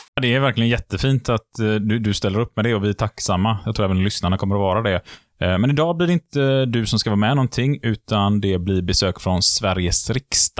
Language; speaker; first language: Swedish; native; Swedish